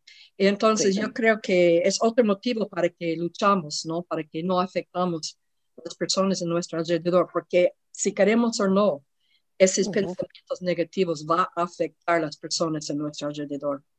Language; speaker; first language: Spanish; non-native, learner; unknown